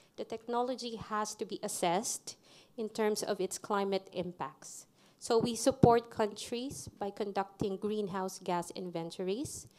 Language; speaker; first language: English; non-native, local second language; Filipino